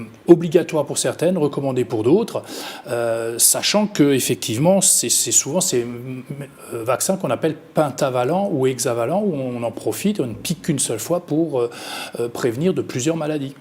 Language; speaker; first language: French; native; French